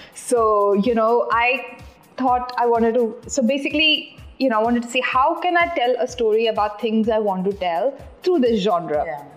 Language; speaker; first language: English; non-native, local second language; Tamil